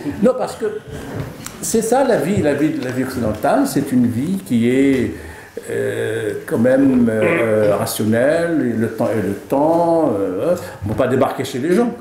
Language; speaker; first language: French; non-native, local second language; Arabic